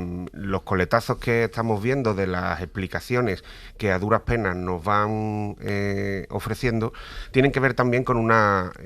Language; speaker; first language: Spanish; native; Spanish